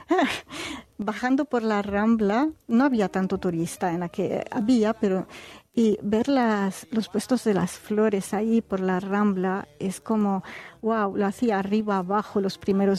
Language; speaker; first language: Spanish; non-native, fluent; Arabic